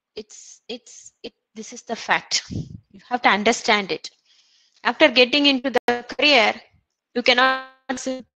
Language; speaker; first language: English; non-native, local second language; Tamil